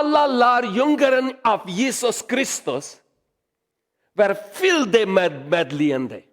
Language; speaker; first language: Swedish; non-native, learner; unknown